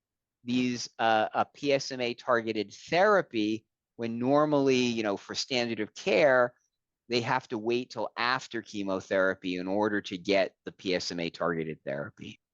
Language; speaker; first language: English; native; English